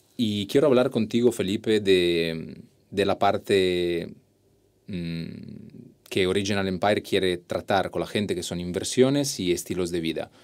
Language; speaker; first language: Spanish; non-native, fluent; Italian